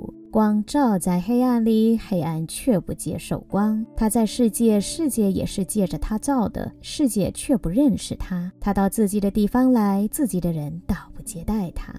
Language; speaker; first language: Chinese; native; Chinese